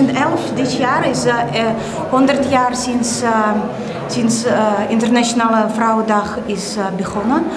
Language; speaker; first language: Dutch; non-native, fluent; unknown